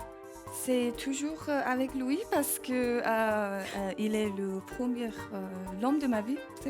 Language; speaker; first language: French; non-native, learner; English